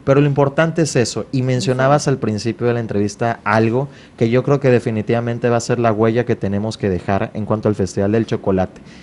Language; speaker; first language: Spanish; native; Spanish